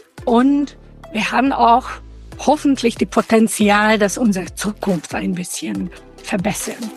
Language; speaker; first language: German; non-native, fluent; Hungarian